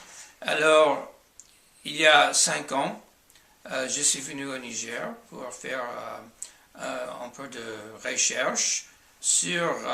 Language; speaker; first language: French; non-native, fluent; English